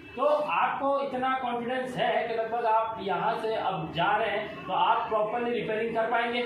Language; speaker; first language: Hindi; native; Hindi